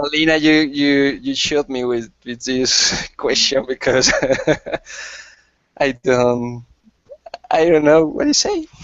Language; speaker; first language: English; non-native, learner; Spanish